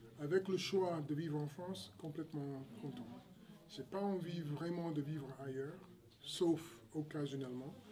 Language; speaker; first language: French; non-native, fluent; English